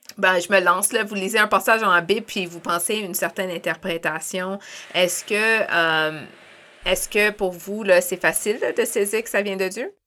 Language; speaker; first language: French; native; French